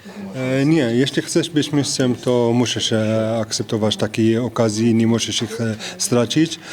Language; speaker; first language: Polish; non-native, fluent; French